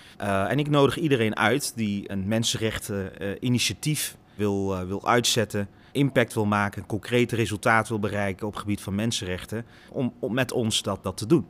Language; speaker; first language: Dutch; early bilingual, other home language; Lingala